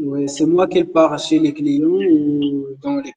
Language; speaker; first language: French; non-native, local second language; Arabic